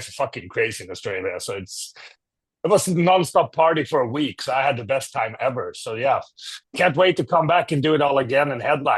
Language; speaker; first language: English; non-native, fluent; Swedish